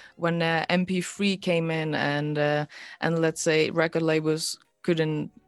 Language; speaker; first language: English; non-native, fluent; Lithuanian